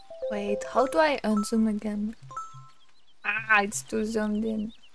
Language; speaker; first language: English; non-native, fluent; French